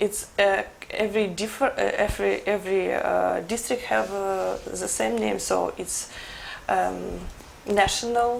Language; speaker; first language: English; non-native, learner; Ukrainian